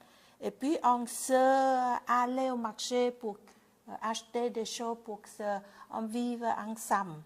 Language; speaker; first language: French; non-native, learner; Vietnamese